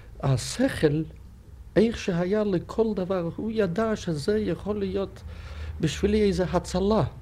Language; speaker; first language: Hebrew; non-native, fluent; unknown